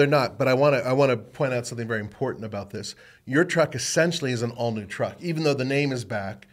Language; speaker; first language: English; native; English